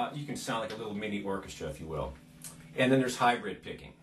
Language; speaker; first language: English; native; English